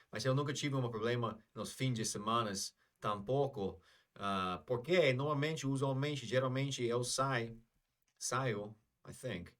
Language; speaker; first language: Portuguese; non-native, fluent; English